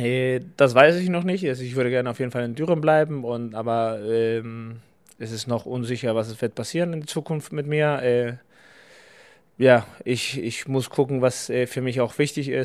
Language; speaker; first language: German; non-native, fluent; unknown